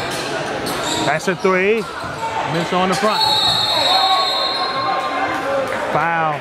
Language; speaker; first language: English; native; English